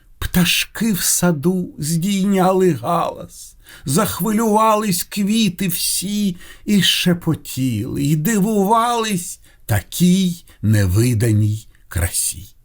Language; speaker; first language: Ukrainian; non-native, local second language; Russian